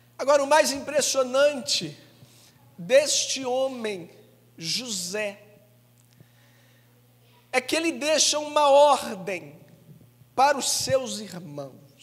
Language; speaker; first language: Portuguese; native; Portuguese